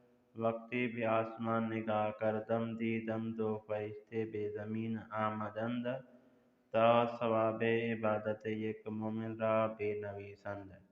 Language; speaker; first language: Persian; non-native, fluent; Urdu